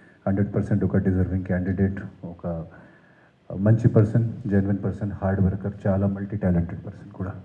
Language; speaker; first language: Telugu; non-native, local second language; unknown